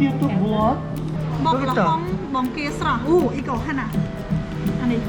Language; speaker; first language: Korean; non-native, learner; Khmer